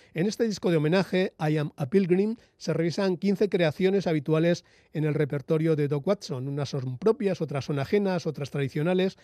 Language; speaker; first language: Spanish; native; Spanish